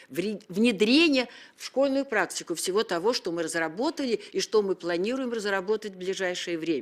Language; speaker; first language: Russian; native; Russian